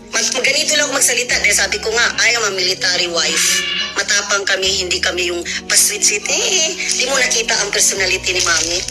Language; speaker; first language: Filipino; non-native, local second language; Cebuano